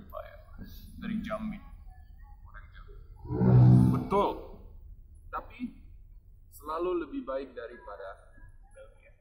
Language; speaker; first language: Indonesian; non-native, learner; Dutch